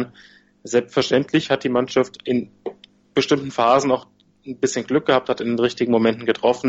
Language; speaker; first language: German; native; German